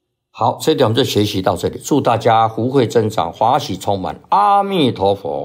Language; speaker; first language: Chinese; native; Chinese